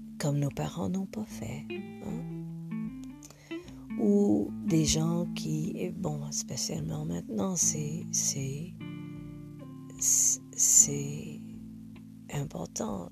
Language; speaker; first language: French; non-native, fluent; English